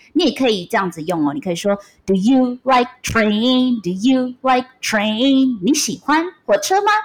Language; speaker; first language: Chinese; non-native, local second language; Min Nan Chinese